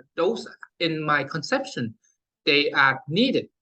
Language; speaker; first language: English; non-native, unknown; Vietnamese